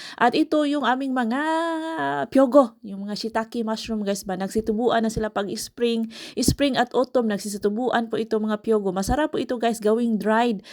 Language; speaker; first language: Filipino; non-native, local second language; Cebuano